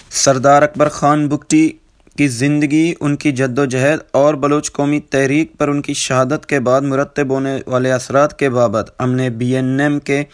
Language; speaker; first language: Urdu; non-native, local second language; Baluchi